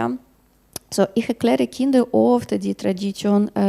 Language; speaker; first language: German; non-native, learner; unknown